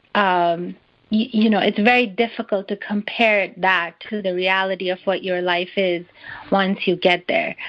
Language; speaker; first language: English; non-native, local second language; Urdu